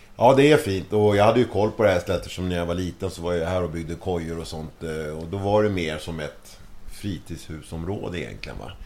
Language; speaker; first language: Swedish; early bilingual, other home language; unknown